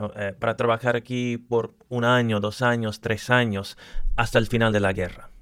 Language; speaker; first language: Spanish; early bilingual, other home language; English